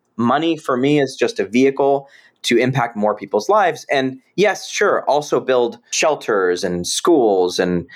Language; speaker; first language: English; native; English